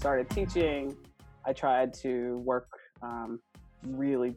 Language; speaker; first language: English; native; English